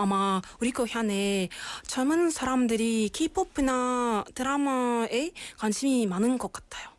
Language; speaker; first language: Korean; non-native, learner; Russian